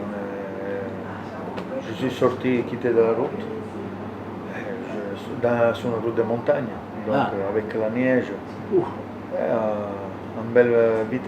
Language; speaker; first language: French; non-native, learner; Italian